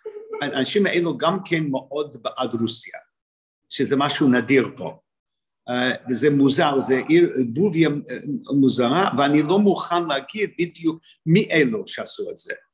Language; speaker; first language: Hebrew; non-native, fluent; English